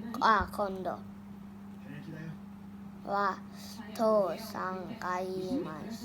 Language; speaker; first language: Japanese; non-native, learner; Thai